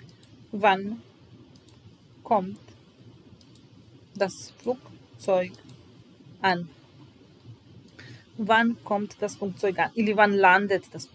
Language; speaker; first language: German; non-native, fluent; Serbian